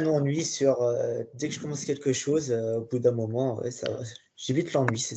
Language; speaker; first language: French; native; French